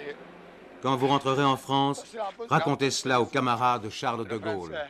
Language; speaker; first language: French; native; French